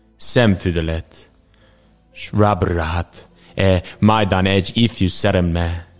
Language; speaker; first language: Hungarian; non-native, learner; English